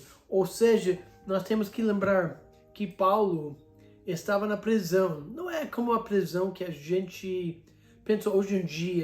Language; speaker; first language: Portuguese; non-native, fluent; English